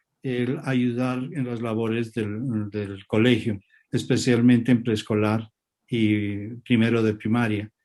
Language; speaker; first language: Spanish; native; Spanish